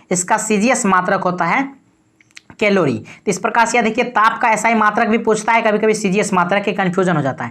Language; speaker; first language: Hindi; native; Hindi